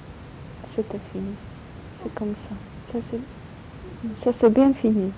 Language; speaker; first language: French; non-native, learner; Polish